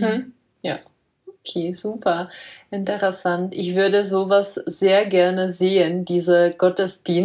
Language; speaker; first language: German; non-native, fluent; Czech